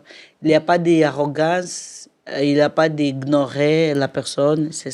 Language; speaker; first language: French; non-native, learner; Portuguese